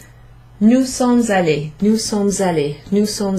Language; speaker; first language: French; non-native, fluent; English